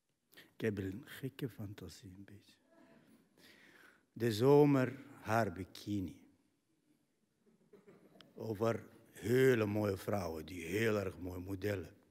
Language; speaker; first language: Dutch; non-native, fluent; Arabic